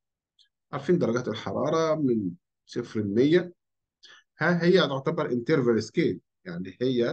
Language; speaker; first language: Arabic; native; Arabic